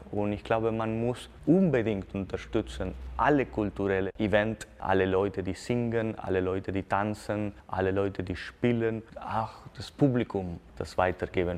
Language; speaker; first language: German; non-native, fluent; Spanish